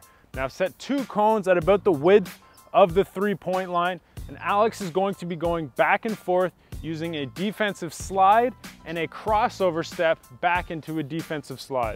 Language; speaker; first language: English; native; English